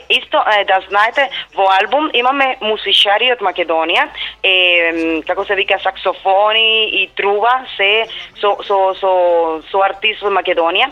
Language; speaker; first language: Macedonian; non-native, learner; Spanish